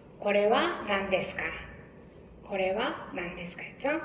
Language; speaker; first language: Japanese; non-native, fluent; Korean